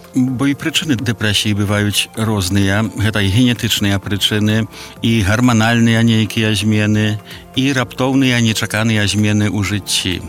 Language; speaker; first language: Belarusian; native; Belarusian